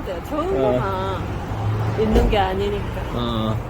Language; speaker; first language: Korean; non-native, fluent; Japanese